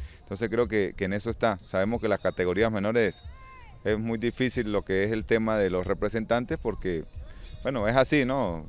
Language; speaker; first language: Spanish; native; Spanish